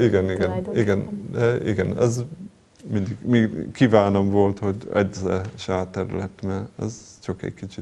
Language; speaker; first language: Hungarian; non-native, fluent; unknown